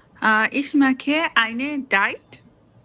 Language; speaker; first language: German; non-native, learner; Bangla